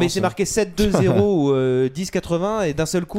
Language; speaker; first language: French; native; French